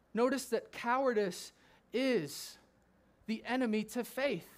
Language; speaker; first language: English; native; English